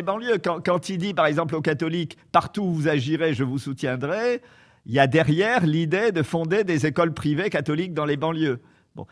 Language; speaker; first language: French; native; French